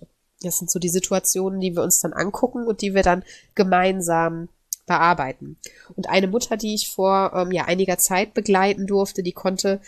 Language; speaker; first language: German; native; German